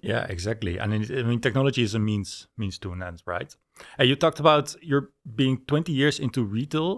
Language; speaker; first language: English; non-native, fluent; Dutch